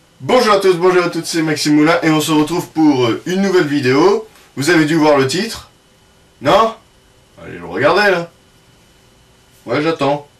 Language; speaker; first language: French; native; French